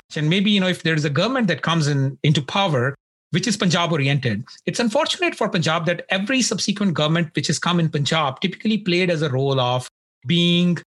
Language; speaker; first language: English; non-native, local second language; Punjabi